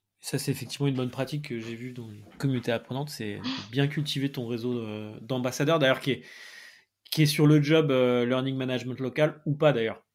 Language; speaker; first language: French; native; French